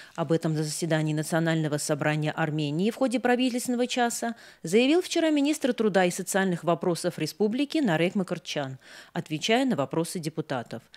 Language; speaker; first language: Russian; non-native, local second language; Armenian